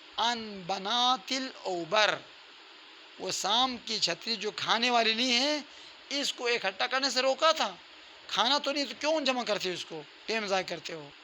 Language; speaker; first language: Urdu; non-native, local second language; Balti